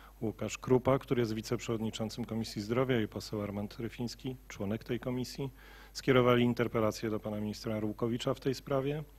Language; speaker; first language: Polish; native; Polish